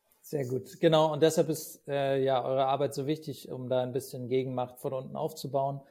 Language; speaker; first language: German; native; German